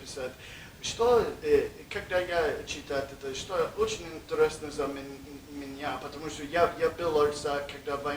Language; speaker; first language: Russian; non-native, learner; English